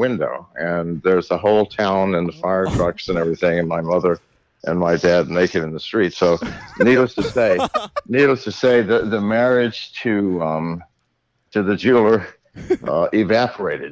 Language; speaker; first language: English; native; English